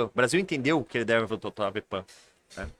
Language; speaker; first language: Portuguese; native; Portuguese